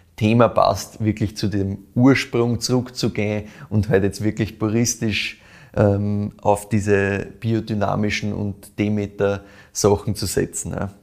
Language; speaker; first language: German; native; German